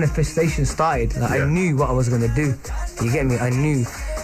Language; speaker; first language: English; native; English